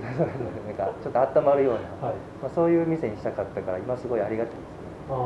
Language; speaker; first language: Japanese; native; Japanese